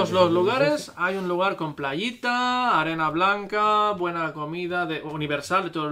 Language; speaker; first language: Spanish; native; Spanish